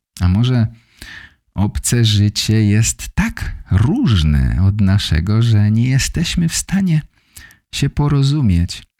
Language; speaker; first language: Polish; native; Polish